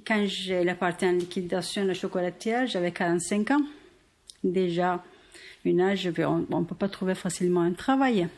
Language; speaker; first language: French; non-native, fluent; Turkish